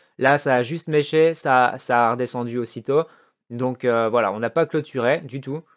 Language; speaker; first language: French; native; French